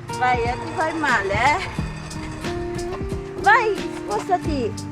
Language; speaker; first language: Italian; non-native, local second language; Filipino